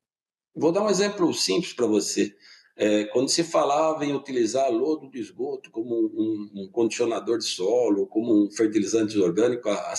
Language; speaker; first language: Portuguese; native; Portuguese